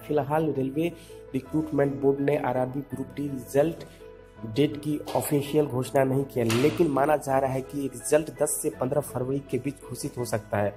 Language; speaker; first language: Hindi; native; Hindi